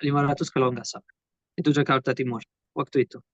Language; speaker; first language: Indonesian; non-native, learner; Portuguese